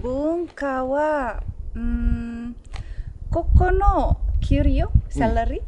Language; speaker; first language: Japanese; non-native, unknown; Indonesian